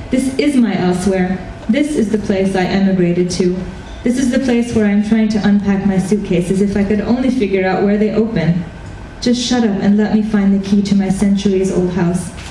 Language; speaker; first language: English; early bilingual, other home language; Hungarian